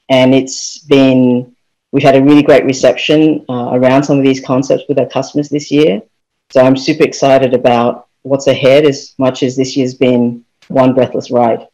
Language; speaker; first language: English; native; English